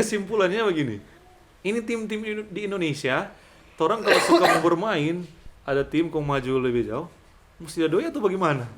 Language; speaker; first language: Indonesian; non-native, local second language; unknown